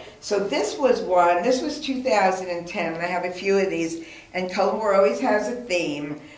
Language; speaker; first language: English; native; English